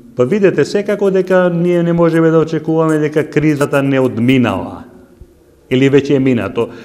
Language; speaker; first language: Macedonian; non-native, local second language; Albanian